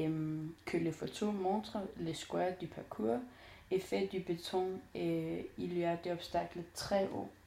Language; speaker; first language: French; non-native, learner; Danish